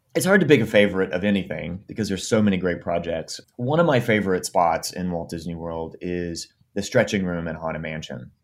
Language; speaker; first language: English; native; English